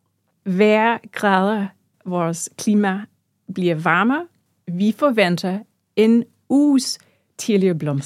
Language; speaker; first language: Danish; non-native, fluent; English